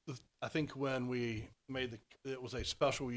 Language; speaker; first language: English; native; English